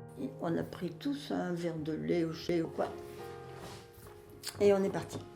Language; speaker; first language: French; native; French